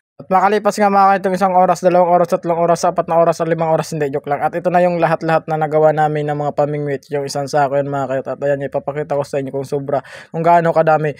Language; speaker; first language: Filipino; non-native, local second language; Masbatenyo